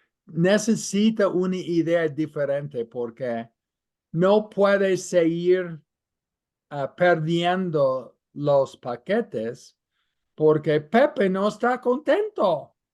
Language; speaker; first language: Spanish; non-native, fluent; English